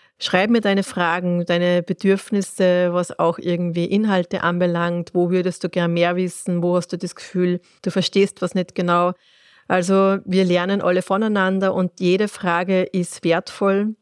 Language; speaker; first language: German; native; German